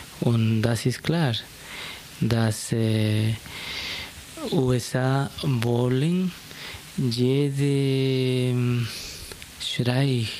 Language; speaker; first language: German; non-native, fluent; Spanish